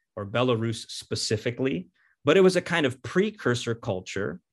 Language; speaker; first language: English; early bilingual, other home language; Ukrainian